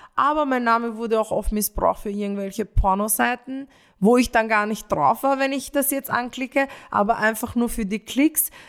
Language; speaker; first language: German; early bilingual, other home language; Romanian